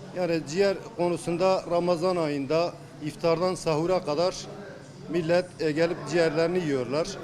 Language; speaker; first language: Turkish; native; Turkish